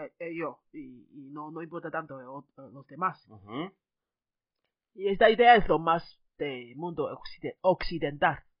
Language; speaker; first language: Spanish; non-native, fluent; Chinese